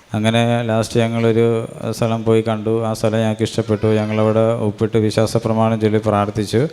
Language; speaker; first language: Malayalam; native; Malayalam